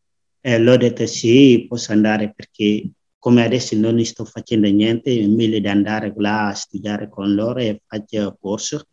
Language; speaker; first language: Italian; non-native, learner; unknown